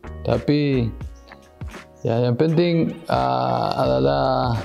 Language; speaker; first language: Indonesian; non-native, fluent; Spanish